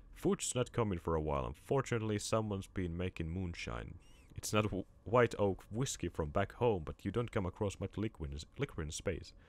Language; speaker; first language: English; non-native, fluent; Finnish